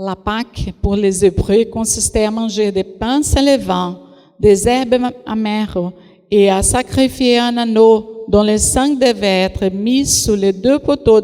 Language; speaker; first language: French; non-native, fluent; Portuguese